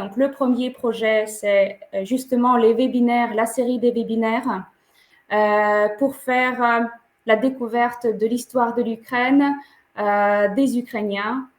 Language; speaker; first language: French; non-native, fluent; Ukrainian